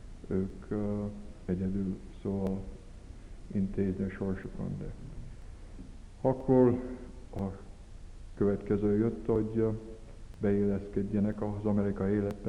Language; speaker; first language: Hungarian; early bilingual, heritage; Hungarian